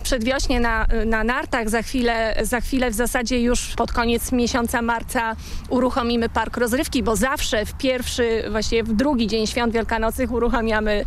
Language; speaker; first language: Polish; native; Polish